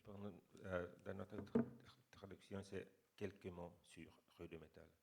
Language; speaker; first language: French; non-native, fluent; Finnish